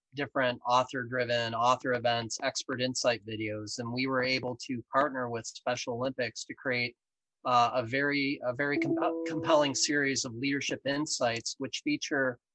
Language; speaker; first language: English; native; English